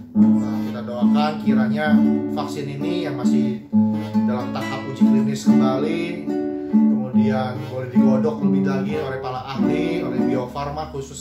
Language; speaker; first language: Indonesian; native; Indonesian